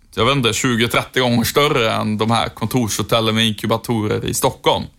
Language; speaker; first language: Swedish; native; Swedish